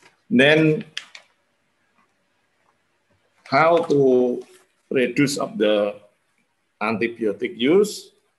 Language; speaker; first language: English; non-native, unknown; Indonesian